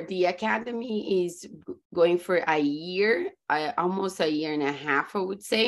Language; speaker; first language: English; non-native, fluent; Portuguese